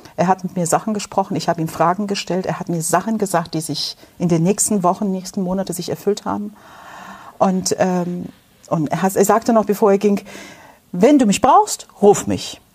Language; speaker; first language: German; non-native, fluent; Turkish